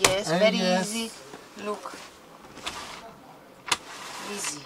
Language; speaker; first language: English; non-native, fluent; Greek